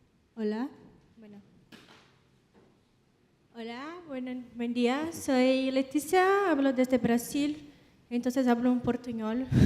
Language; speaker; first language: Spanish; non-native, learner; Portuguese